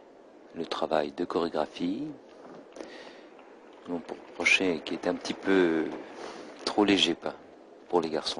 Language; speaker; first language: French; native; French